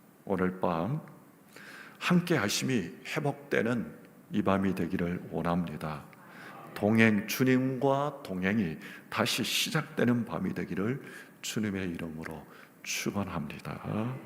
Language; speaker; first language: Korean; native; Korean